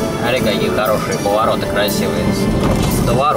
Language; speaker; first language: Russian; native; Russian